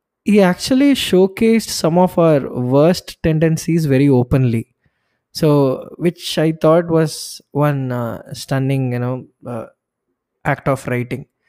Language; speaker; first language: English; non-native, local second language; Tamil